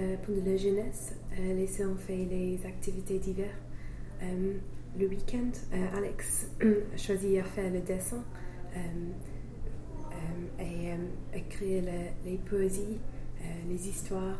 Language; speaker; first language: French; non-native, learner; English